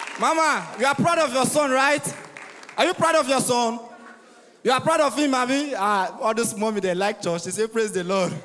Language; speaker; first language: Nigerian Pidgin; native; Nigerian Pidgin